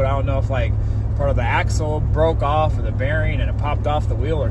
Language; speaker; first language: English; native; English